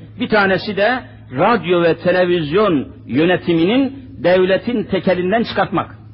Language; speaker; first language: Turkish; native; Turkish